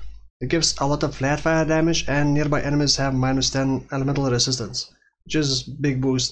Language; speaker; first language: English; non-native, fluent; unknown